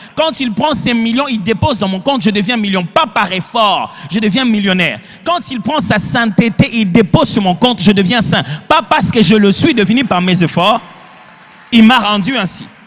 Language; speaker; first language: French; non-native, local second language; Lingala